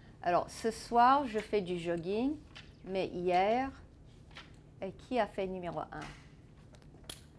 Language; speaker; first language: French; non-native, fluent; English